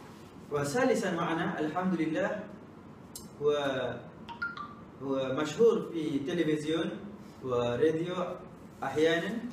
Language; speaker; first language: Arabic; non-native, learner; Malay